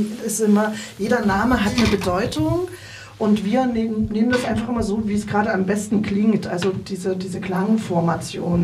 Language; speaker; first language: German; native; German